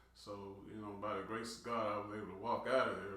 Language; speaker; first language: English; native; English